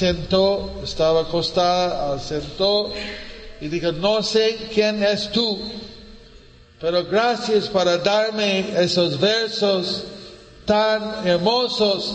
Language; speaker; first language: Spanish; non-native, learner; English